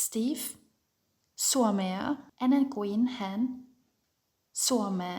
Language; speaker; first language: Finnish; non-native, fluent; German